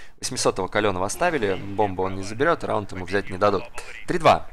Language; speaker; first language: Russian; native; Russian